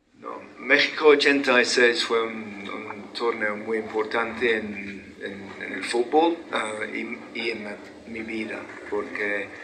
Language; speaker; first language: Spanish; non-native, fluent; English